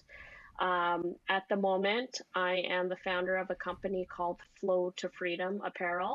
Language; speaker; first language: English; native; English